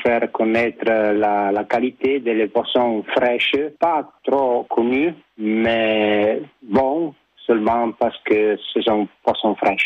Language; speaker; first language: French; non-native, learner; Italian